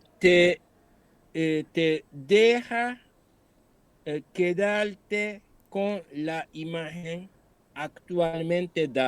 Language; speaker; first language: Spanish; non-native, fluent; Japanese